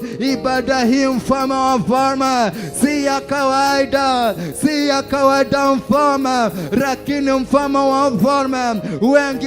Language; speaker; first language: Swahili; non-native, local second language; Kikuyu